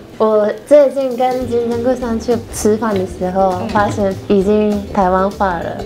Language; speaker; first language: Chinese; non-native, fluent; Japanese